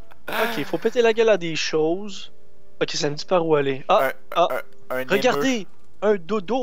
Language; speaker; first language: French; native; French